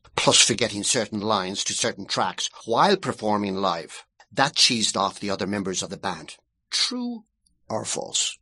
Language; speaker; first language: English; native; English